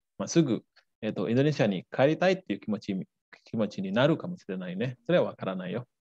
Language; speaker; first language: Japanese; native; Japanese